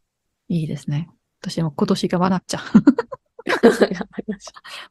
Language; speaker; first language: Japanese; non-native, fluent; German